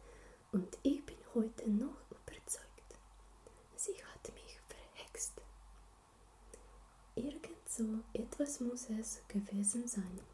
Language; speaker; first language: German; non-native, learner; Slovenian